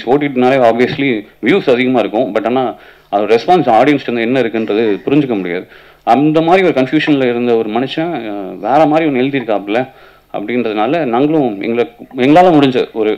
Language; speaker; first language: Tamil; native; Tamil